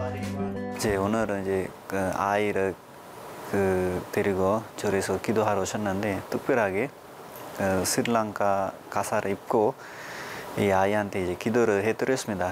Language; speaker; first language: Korean; non-native, fluent; Sinhala